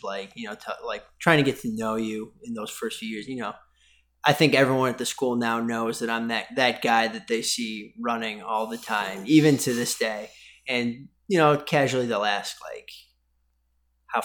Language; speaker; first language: English; native; English